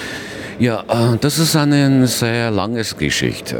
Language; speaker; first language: German; non-native, learner; Chinese